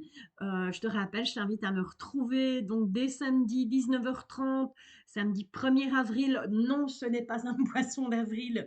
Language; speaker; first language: French; native; French